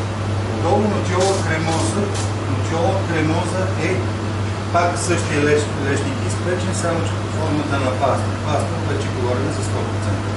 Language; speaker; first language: Bulgarian; native; Bulgarian